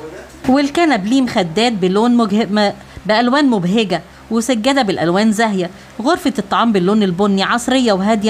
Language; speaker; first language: Arabic; native; Arabic